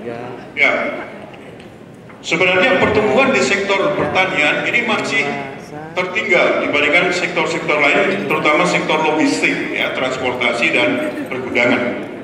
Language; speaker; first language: Indonesian; native; Indonesian